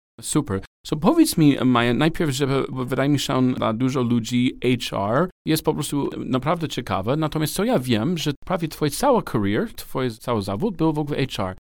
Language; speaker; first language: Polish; non-native, learner; English